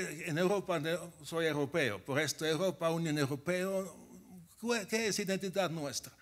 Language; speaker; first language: Spanish; non-native, fluent; Finnish